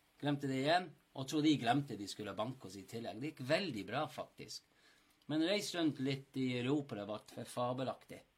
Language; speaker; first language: Norwegian; non-native, fluent; English